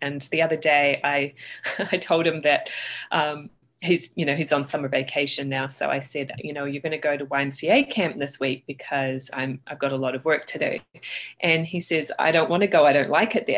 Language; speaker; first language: English; native; English